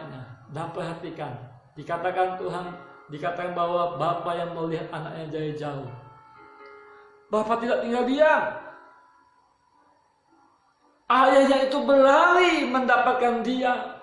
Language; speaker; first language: Indonesian; native; Indonesian